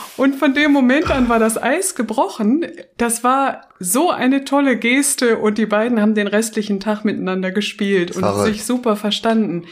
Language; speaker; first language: German; native; German